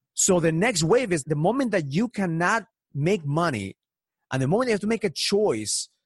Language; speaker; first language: English; early bilingual, other home language; Spanish